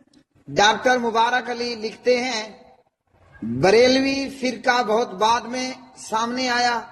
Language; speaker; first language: Urdu; native; Urdu